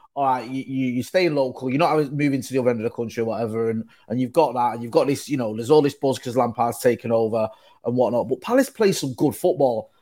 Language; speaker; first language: English; native; English